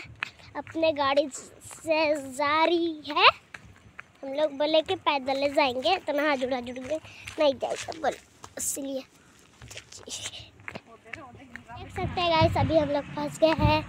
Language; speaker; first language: Hindi; non-native, local second language; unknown